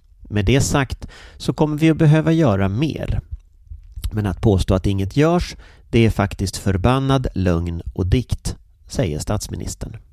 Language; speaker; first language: Swedish; native; Swedish